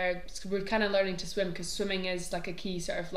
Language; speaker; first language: English; native; English